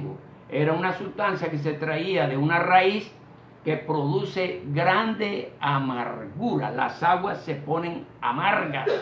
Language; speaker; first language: Spanish; native; Spanish